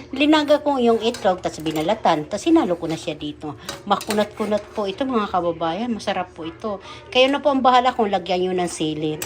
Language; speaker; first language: Filipino; non-native, local second language; Cebuano